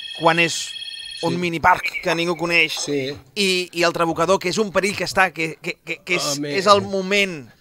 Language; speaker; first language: Catalan; non-native, local second language; Spanish